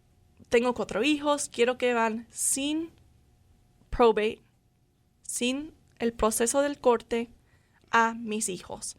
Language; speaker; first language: Spanish; non-native, fluent; English